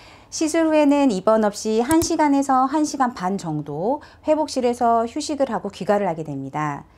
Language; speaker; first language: Korean; native; Korean